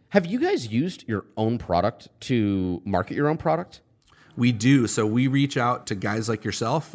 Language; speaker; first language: English; native; English